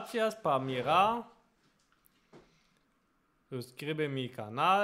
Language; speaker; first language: Spanish; non-native, learner; German